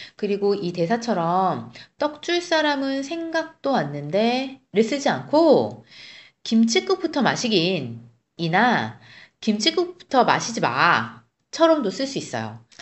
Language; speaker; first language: Korean; native; Korean